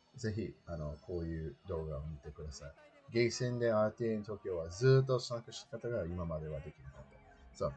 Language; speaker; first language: Japanese; non-native, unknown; English